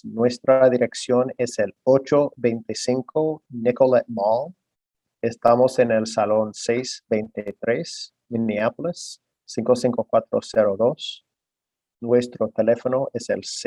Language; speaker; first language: Spanish; non-native, fluent; English